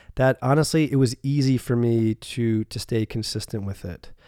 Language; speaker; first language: English; native; English